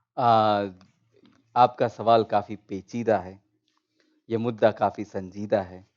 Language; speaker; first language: Hindi; non-native, local second language; Gujarati